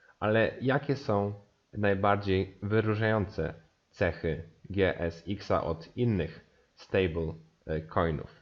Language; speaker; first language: Polish; native; Polish